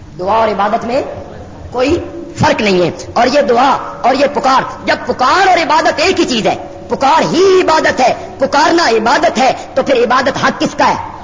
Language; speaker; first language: Urdu; native; Urdu